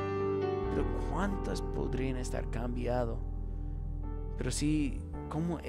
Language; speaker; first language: Spanish; non-native, fluent; English